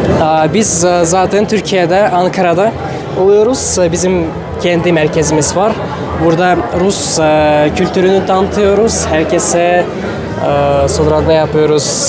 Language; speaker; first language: Turkish; non-native, learner; Russian